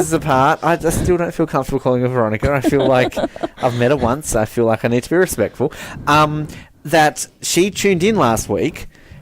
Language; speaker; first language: English; native; English